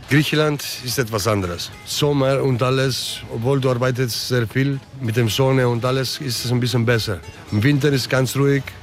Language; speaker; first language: German; early bilingual, other home language; Greek